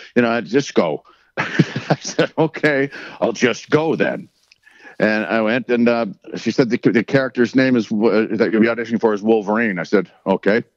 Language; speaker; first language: English; native; English